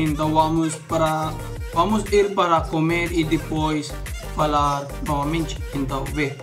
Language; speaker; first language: Portuguese; non-native, learner; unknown